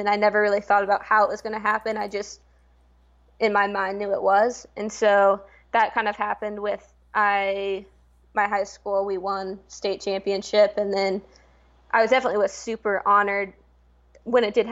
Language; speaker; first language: English; native; English